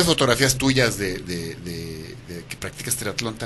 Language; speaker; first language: Spanish; native; Spanish